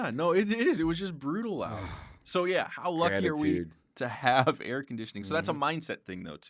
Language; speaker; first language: English; native; English